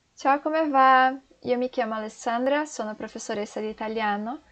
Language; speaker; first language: Italian; non-native, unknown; Portuguese